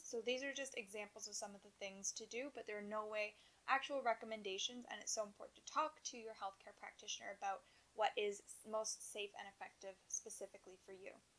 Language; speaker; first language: English; native; English